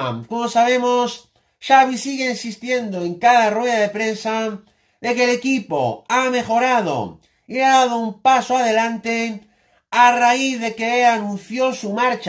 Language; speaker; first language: Spanish; native; Spanish